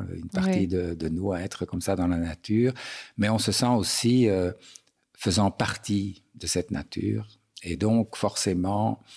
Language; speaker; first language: French; native; French